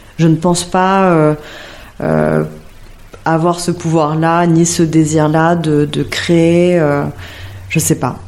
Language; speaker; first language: French; native; French